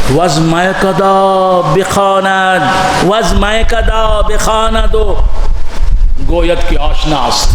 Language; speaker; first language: Urdu; native; Urdu